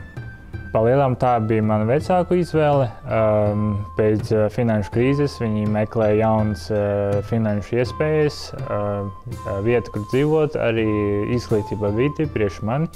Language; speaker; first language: Latvian; early bilingual, other home language; Chinese